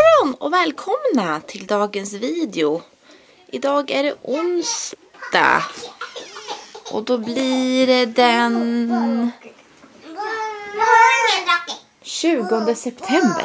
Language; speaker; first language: Swedish; native; Swedish